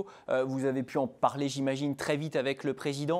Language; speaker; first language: French; native; French